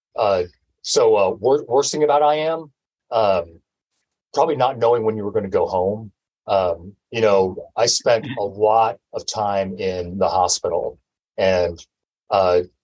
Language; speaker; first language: English; native; English